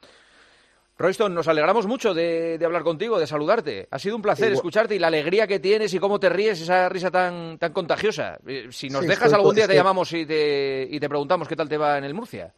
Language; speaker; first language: Spanish; native; Spanish